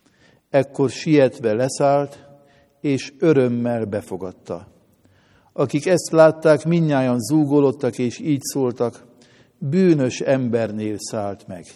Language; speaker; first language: Hungarian; native; Hungarian